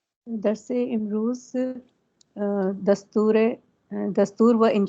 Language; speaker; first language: Persian; non-native, learner; Urdu